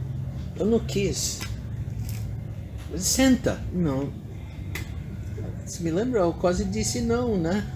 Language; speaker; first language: Portuguese; non-native, fluent; English